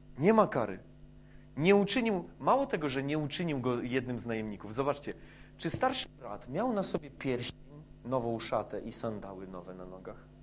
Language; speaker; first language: Polish; non-native, fluent; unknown